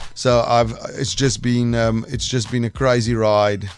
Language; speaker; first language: English; non-native, local second language; Afrikaans